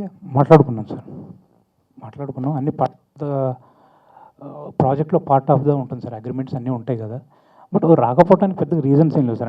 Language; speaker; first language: Telugu; native; Telugu